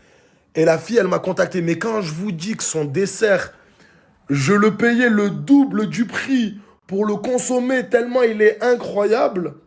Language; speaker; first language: French; native; French